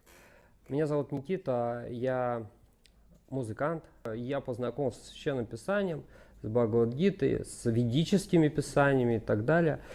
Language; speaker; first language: Russian; native; Russian